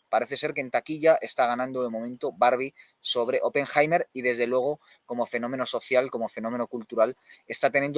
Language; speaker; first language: Spanish; native; Spanish